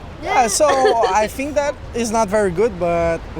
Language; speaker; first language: English; non-native, learner; Portuguese